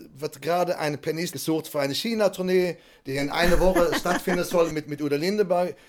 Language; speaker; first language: German; non-native, fluent; Swedish